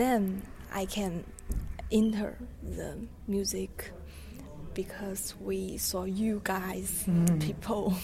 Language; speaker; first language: English; non-native, learner; Chinese